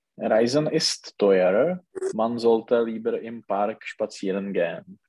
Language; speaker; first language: German; non-native, learner; Czech